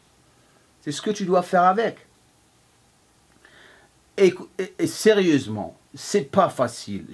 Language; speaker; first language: French; non-native, fluent; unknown